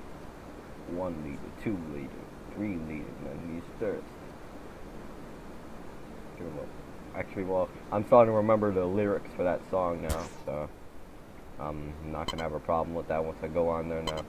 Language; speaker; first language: English; native; English